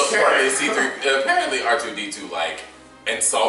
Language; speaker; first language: English; native; English